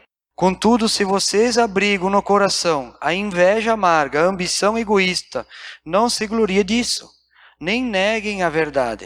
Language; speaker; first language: Portuguese; native; Portuguese